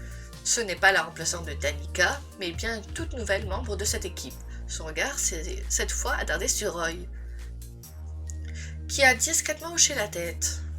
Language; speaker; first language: French; native; French